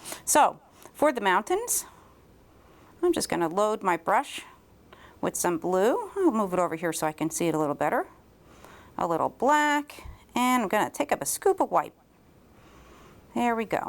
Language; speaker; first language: English; native; English